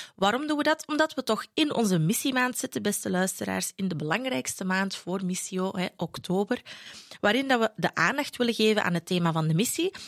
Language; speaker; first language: Dutch; native; Dutch